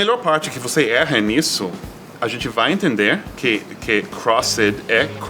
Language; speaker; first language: Portuguese; non-native, fluent; English